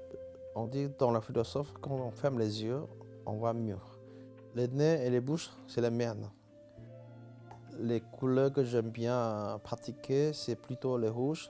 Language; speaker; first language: French; non-native, fluent; Chinese